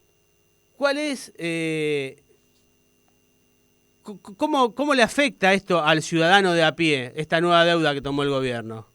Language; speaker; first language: Spanish; native; Spanish